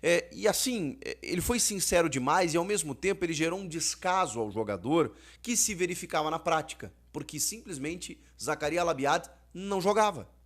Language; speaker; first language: Portuguese; native; Portuguese